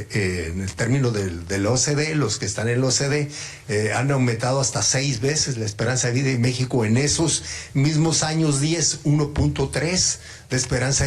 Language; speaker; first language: Spanish; native; Spanish